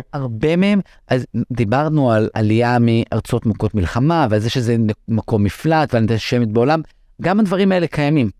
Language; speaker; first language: Hebrew; non-native, local second language; English